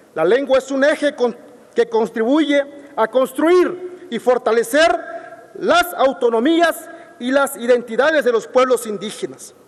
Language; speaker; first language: Spanish; non-native, local second language; Zapotec